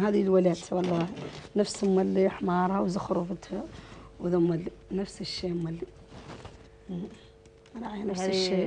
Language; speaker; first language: Arabic; native; Arabic